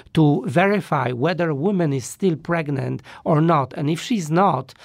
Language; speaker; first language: English; non-native, fluent; Polish